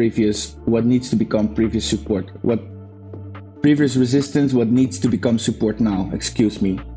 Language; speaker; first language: English; non-native, fluent; Dutch